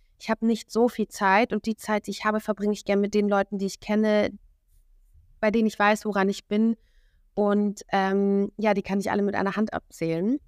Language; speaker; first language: German; native; German